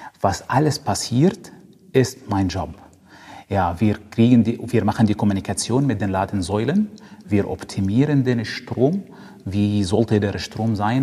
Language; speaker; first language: German; non-native, fluent; Arabic